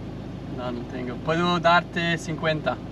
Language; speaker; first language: Spanish; non-native, learner; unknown